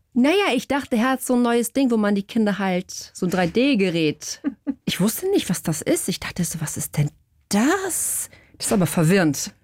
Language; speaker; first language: German; non-native, fluent; Portuguese